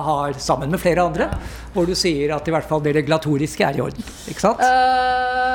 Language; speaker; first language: Norwegian; native; Norwegian